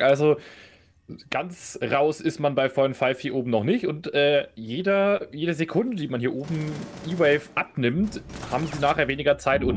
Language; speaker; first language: German; native; German